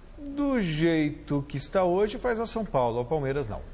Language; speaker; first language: Portuguese; native; Portuguese